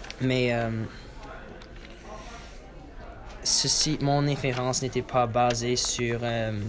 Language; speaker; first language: French; non-native, learner; English